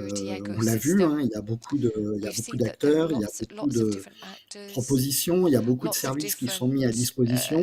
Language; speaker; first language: French; native; French